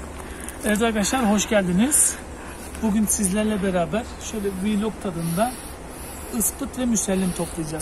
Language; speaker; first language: Turkish; native; Turkish